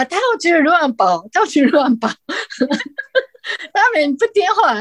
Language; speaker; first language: Chinese; non-native, fluent; Japanese